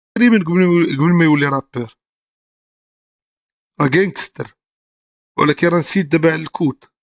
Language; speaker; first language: Arabic; native; Arabic